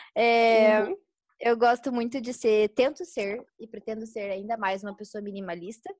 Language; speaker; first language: Portuguese; native; Portuguese